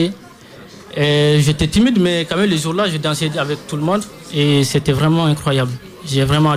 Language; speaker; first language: French; non-native, local second language; Fula